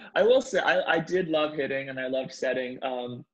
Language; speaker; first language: English; native; English